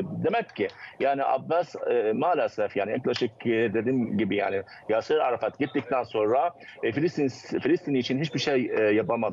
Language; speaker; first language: Turkish; non-native, fluent; Arabic